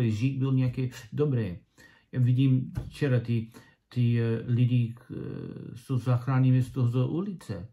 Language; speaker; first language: Czech; non-native, learner; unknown